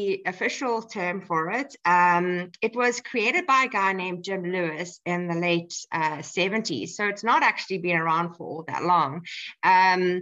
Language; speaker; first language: English; native; English